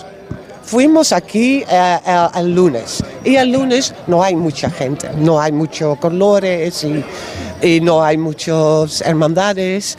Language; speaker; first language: Spanish; non-native, learner; Dutch